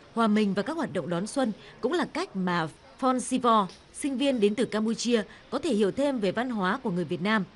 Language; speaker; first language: Vietnamese; native; Vietnamese